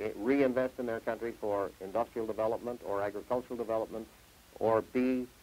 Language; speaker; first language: English; native; English